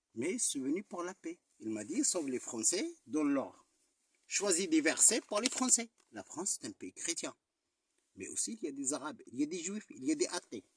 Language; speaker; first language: French; non-native, local second language; Arabic